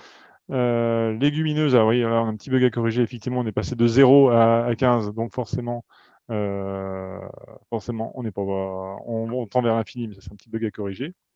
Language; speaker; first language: French; native; French